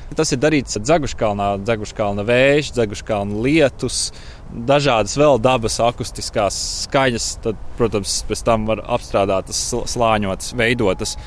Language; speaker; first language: Latvian; native; Latvian